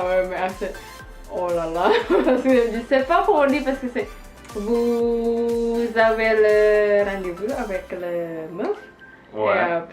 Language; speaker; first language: French; non-native, learner; Indonesian